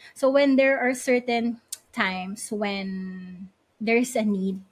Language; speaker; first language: English; non-native, local second language; Filipino